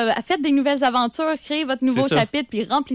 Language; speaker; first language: French; native; French